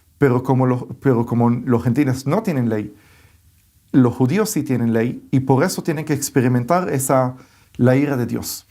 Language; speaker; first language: Spanish; early bilingual, heritage; Hebrew